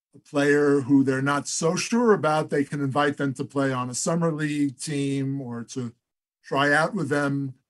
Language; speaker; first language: English; native; English